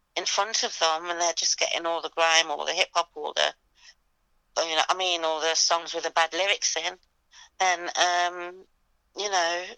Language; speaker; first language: English; native; English